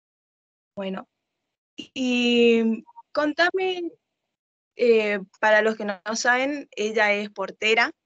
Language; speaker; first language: Spanish; native; Spanish